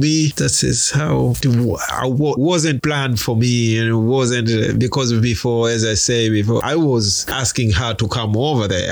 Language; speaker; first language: English; non-native, local second language; Swahili